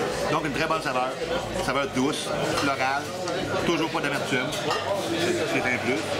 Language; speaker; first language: French; native; French